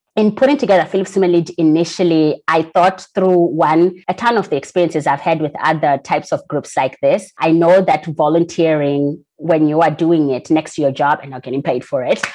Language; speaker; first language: English; non-native, local second language; Shona